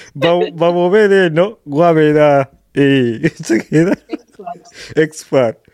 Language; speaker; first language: English; non-native, local second language; Ganda